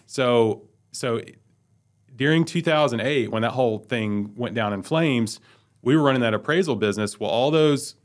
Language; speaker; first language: English; native; English